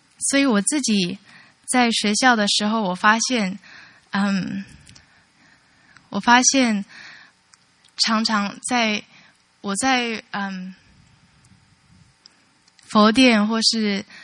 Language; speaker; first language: Chinese; early bilingual, heritage; Chinese